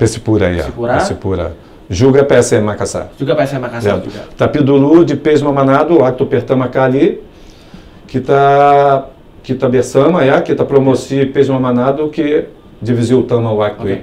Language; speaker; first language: Indonesian; non-native, fluent; Portuguese